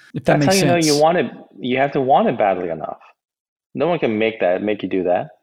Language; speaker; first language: English; native; English